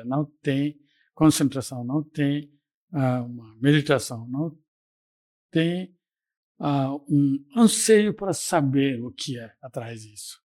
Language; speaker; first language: Portuguese; non-native, fluent; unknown